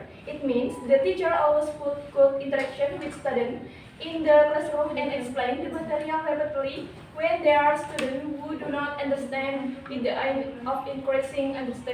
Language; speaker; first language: English; non-native, learner; Indonesian